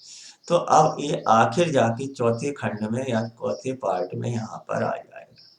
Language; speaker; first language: Hindi; native; Hindi